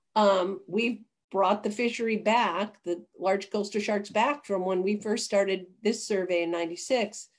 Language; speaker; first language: English; native; English